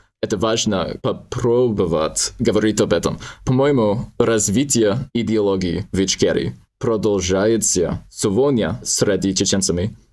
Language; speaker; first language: Russian; non-native, learner; English